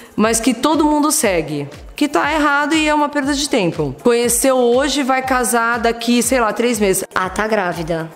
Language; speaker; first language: Portuguese; native; Portuguese